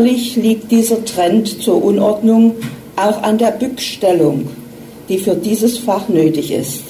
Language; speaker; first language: German; native; German